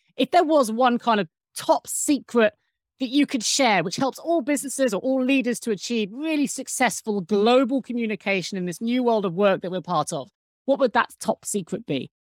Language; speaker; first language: English; native; English